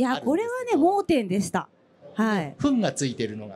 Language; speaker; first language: Japanese; native; Japanese